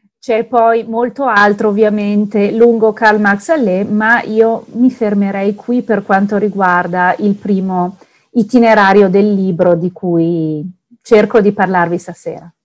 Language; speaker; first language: Italian; native; Italian